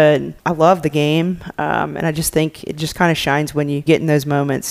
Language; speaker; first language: English; native; English